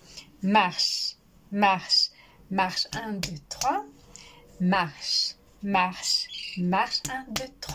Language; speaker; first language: French; native; French